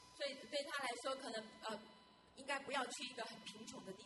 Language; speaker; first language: Chinese; native; Chinese